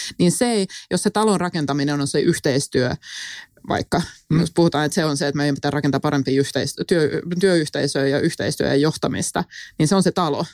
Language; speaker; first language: Finnish; non-native, local second language; Swedish